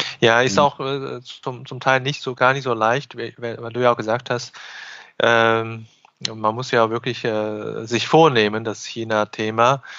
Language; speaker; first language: German; non-native, fluent; Chinese